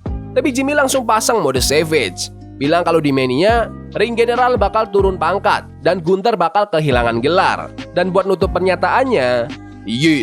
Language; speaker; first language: Indonesian; native; Indonesian